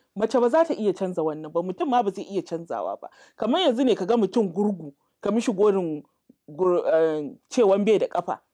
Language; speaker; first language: Hausa; native; Hausa